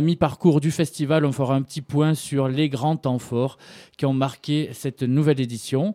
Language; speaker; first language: French; native; French